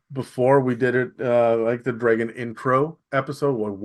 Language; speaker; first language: English; native; English